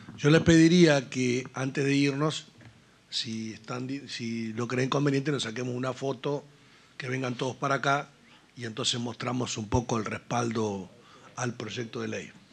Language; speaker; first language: Spanish; native; Spanish